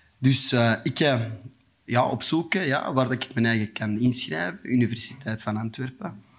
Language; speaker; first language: Dutch; non-native, local second language; Turkish